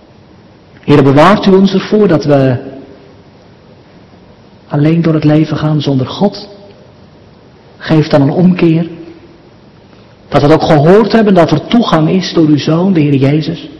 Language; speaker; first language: Dutch; native; Dutch